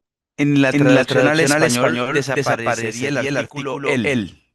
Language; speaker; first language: Spanish; native; Spanish